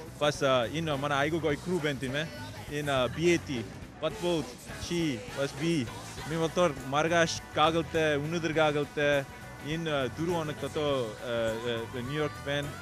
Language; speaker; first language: Mongolian; non-native, learner; English